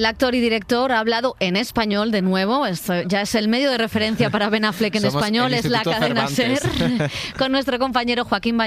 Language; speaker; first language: Spanish; native; Spanish